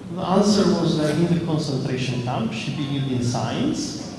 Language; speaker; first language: English; non-native, fluent; Albanian